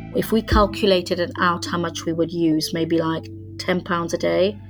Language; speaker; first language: English; non-native, fluent; Hungarian